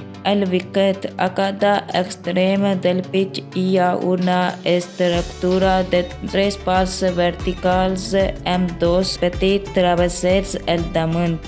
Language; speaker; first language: Catalan; non-native, learner; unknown